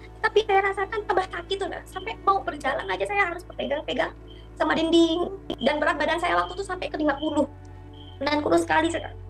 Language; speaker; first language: Indonesian; non-native, local second language; Madurese